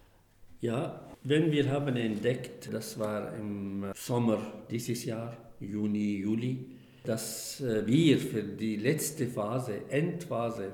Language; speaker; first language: German; non-native, fluent; Arabic